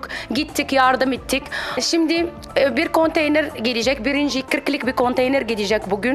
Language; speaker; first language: Turkish; non-native, fluent; Arabic